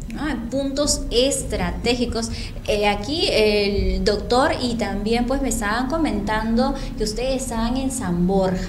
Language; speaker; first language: Spanish; native; Spanish